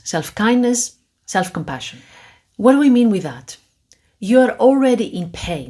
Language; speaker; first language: English; non-native, fluent; Greek